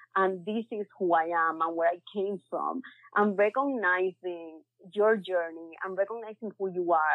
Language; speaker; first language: English; early bilingual, other home language; Spanish